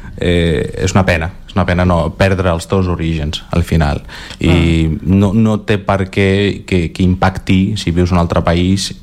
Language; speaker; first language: Catalan; early bilingual, other home language; Azerbaijani